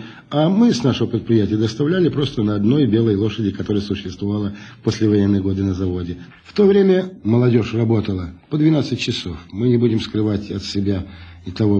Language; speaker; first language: Russian; non-native, local second language; Lithuanian